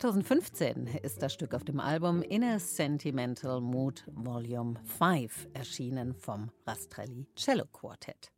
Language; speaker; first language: German; native; German